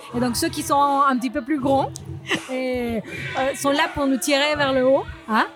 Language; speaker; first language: French; non-native, fluent; Spanish